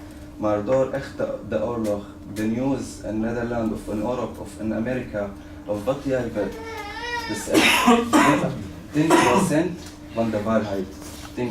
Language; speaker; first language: Dutch; non-native, learner; Arabic